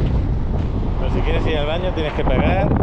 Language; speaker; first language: Spanish; native; Spanish